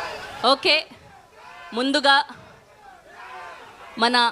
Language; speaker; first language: Telugu; native; Telugu